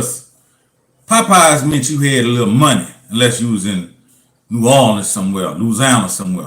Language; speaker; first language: English; native; English